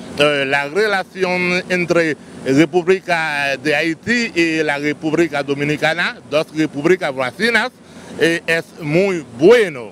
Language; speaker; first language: Spanish; non-native, local second language; Haitian Creole